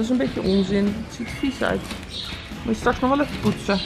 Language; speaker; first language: Dutch; native; Dutch